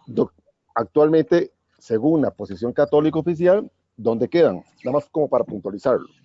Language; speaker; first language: Spanish; native; Spanish